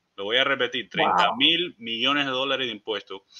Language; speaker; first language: Spanish; early bilingual, heritage; Spanish